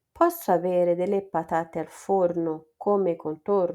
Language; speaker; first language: Italian; non-native, fluent; Portuguese